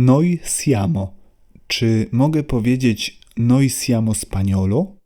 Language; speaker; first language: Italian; non-native, learner; Polish